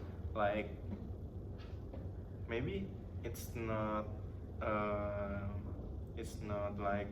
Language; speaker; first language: English; non-native, learner; Indonesian